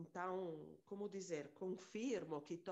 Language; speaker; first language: Portuguese; non-native, fluent; Italian